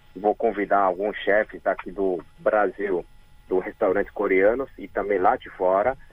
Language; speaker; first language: Portuguese; early bilingual, other home language; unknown